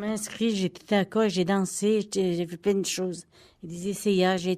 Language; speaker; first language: French; native; French